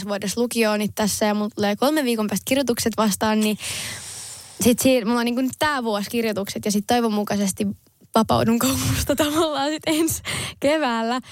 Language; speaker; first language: Finnish; non-native, local second language; Swedish